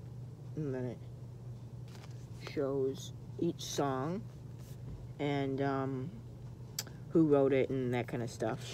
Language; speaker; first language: English; native; English